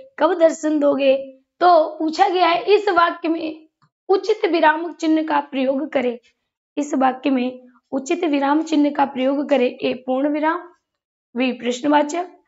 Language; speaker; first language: Hindi; native; Hindi